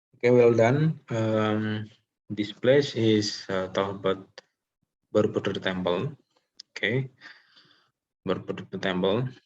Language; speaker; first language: English; non-native, local second language; Indonesian